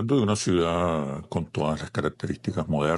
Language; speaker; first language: Spanish; native; Spanish